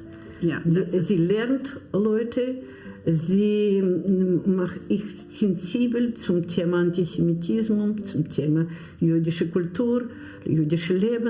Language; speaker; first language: German; non-native, learner; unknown